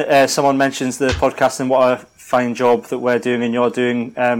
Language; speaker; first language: English; native; English